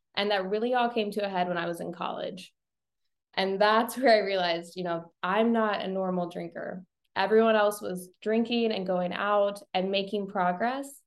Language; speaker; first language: English; native; English